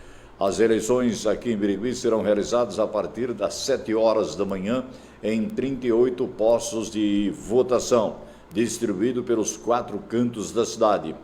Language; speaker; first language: Portuguese; native; Portuguese